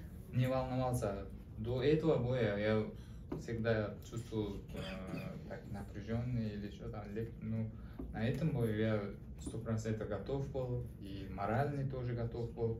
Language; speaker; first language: Russian; non-native, learner; Uzbek